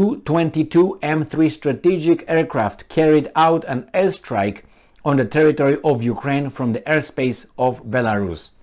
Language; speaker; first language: English; non-native, fluent; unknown